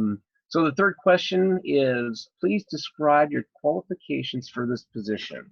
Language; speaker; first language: English; native; English